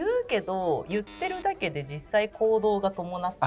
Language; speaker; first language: Japanese; native; Japanese